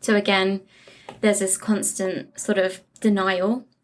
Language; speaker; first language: English; native; English